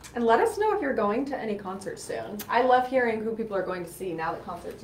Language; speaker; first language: English; native; English